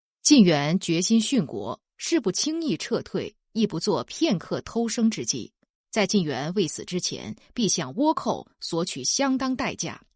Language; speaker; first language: Chinese; native; Chinese